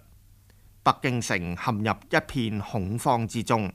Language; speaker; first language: Chinese; non-native, local second language; Cantonese